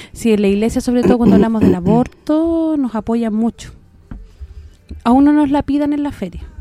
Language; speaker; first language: Spanish; native; Spanish